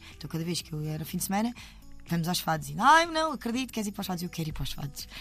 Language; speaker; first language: Portuguese; native; Portuguese